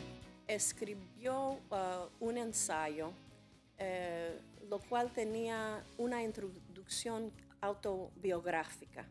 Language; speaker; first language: Spanish; non-native, fluent; English